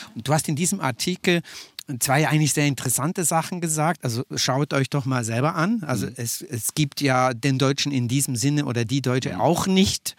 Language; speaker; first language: German; native; German